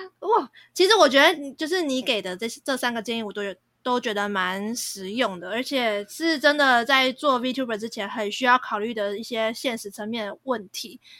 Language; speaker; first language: Chinese; native; Chinese